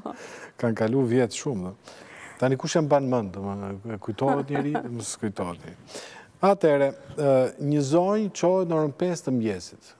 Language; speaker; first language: Albanian; native; Albanian